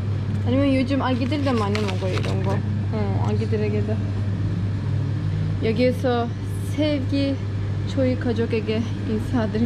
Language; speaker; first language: Korean; non-native, learner; Turkish